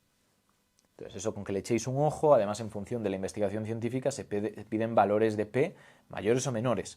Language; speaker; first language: Spanish; native; Spanish